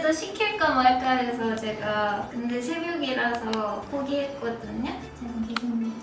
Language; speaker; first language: Korean; non-native, fluent; Japanese